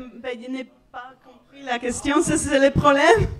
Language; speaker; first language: French; non-native, learner; Spanish